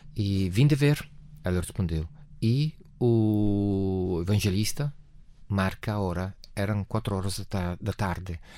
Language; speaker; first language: Portuguese; non-native, fluent; Italian